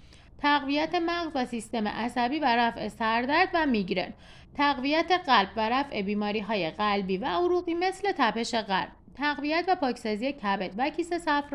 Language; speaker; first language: Persian; native; Persian